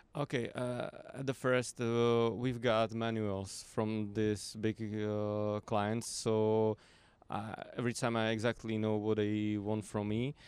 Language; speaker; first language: English; non-native, fluent; Slovak